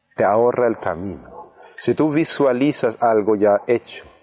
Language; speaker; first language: Spanish; non-native, fluent; Swedish